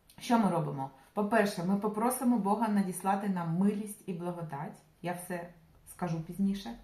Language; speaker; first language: Ukrainian; non-native, local second language; Russian